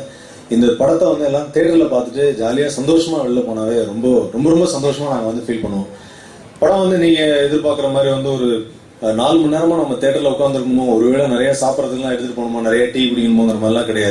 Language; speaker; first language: Tamil; native; Tamil